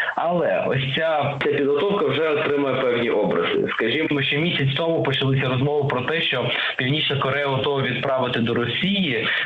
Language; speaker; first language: Ukrainian; native; Ukrainian